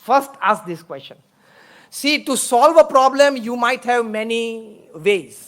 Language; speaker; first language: English; non-native, local second language; Gujarati